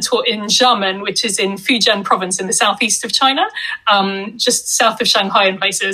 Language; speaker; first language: English; native; English